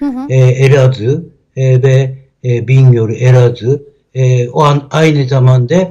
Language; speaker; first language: Turkish; non-native, learner; Japanese